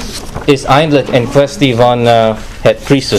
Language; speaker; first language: Dutch; non-native, fluent; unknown